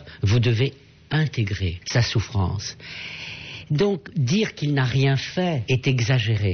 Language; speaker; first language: French; native; French